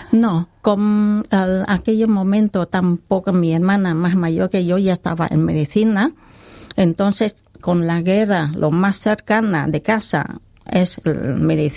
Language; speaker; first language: Spanish; non-native, learner; Khmer